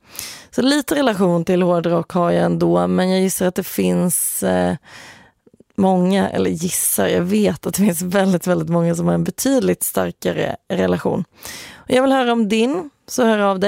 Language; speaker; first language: Swedish; native; Swedish